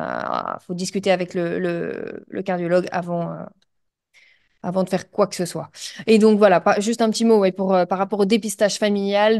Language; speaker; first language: French; native; French